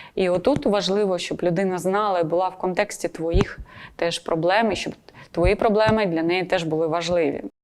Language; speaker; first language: Ukrainian; non-native, local second language; Russian